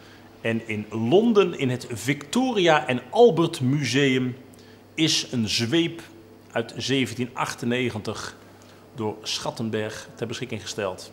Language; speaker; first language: Dutch; native; Dutch